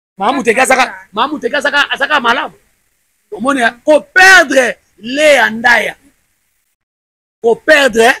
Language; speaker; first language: Lingala; non-native, local second language; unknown